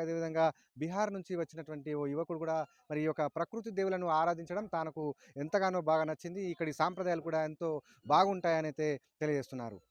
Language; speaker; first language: Telugu; native; Telugu